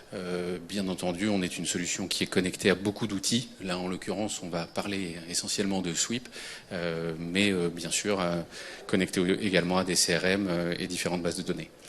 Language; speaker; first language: French; native; French